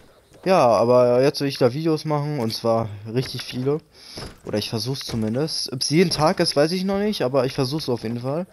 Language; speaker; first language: German; native; German